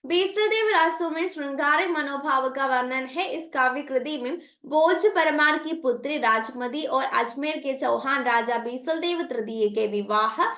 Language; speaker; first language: Hindi; non-native, local second language; Malayalam